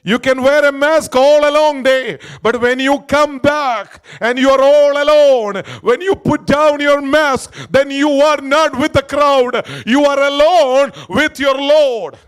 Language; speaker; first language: English; non-native, local second language; Malayalam